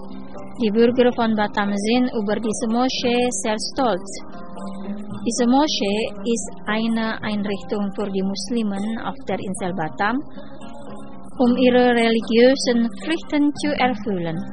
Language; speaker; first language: German; non-native, fluent; Indonesian